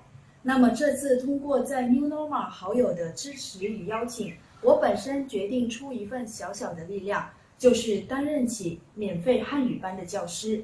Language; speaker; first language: Chinese; native; Chinese